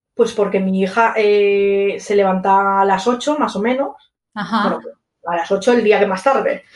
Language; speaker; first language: Spanish; native; Spanish